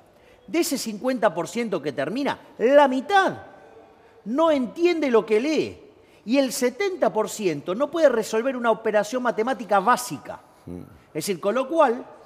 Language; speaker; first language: Spanish; native; Spanish